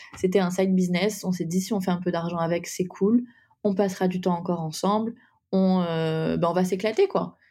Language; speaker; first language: French; native; French